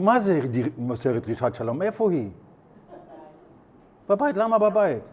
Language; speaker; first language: Hebrew; non-native, learner; German